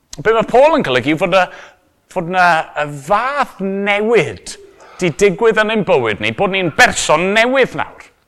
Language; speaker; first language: Welsh; native; Welsh